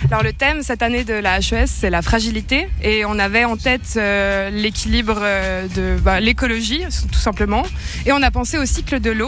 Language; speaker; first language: French; native; French